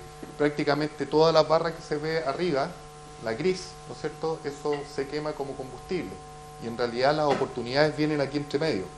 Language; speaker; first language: Spanish; native; Spanish